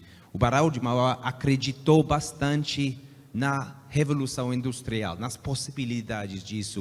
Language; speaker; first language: Portuguese; non-native, fluent; English